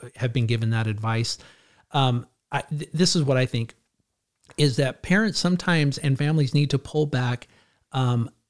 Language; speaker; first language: English; native; English